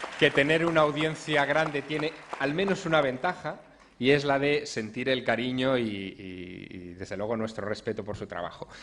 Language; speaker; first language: Spanish; native; Spanish